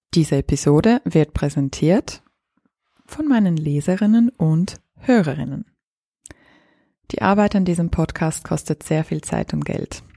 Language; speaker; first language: German; native; German